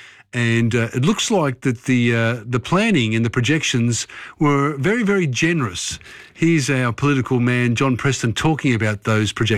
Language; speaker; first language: English; native; English